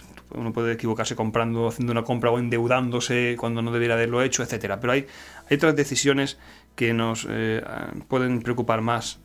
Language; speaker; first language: Spanish; native; Spanish